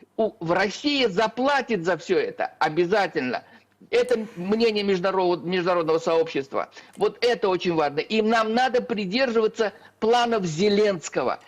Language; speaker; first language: Russian; native; Russian